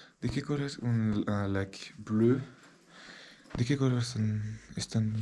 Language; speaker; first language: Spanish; non-native, learner; French